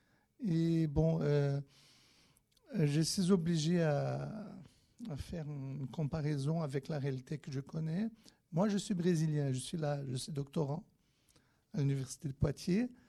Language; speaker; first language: French; non-native, fluent; Portuguese